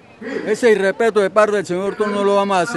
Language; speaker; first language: Spanish; native; Spanish